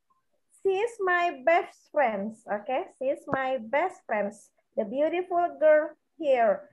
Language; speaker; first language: English; non-native, learner; Indonesian